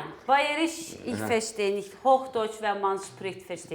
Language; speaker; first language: German; non-native, learner; Turkish